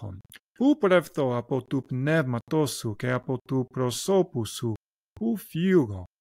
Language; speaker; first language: Greek; non-native, learner; English